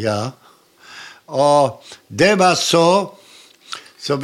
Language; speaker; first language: Swedish; non-native, learner; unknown